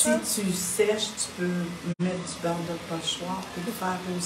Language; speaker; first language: French; native; French